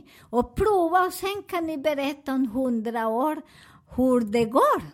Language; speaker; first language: Swedish; non-native, learner; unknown